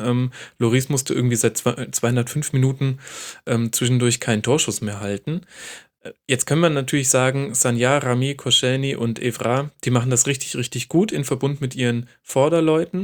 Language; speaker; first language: German; native; German